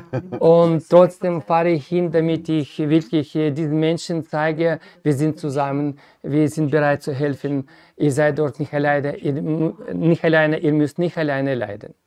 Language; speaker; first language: German; non-native, fluent; Ukrainian